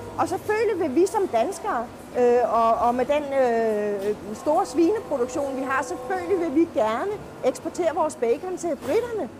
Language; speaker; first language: Danish; native; Danish